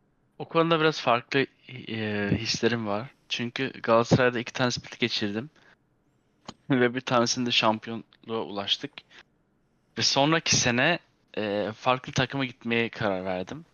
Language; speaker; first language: Turkish; early bilingual, heritage; Turkish